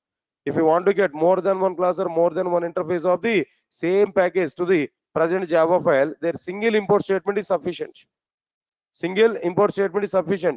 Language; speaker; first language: English; non-native, local second language; Telugu